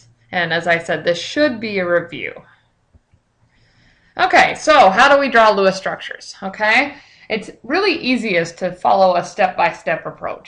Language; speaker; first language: English; native; English